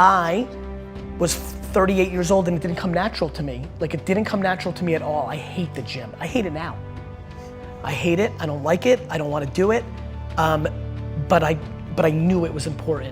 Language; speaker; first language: English; early bilingual, other home language; Russian